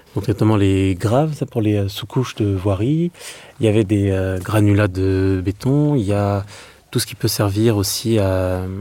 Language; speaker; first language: French; native; French